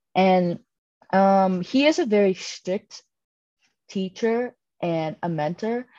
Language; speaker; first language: English; non-native, fluent; Vietnamese